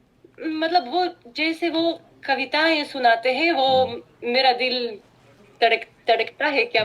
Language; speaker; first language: Hindi; non-native, fluent; Russian